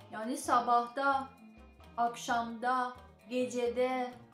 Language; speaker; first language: Turkish; non-native, learner; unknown